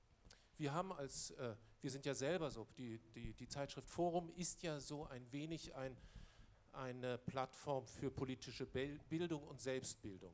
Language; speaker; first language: German; non-native, local second language; Luxembourgish